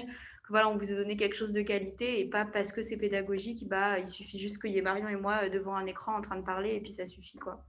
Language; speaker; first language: French; native; French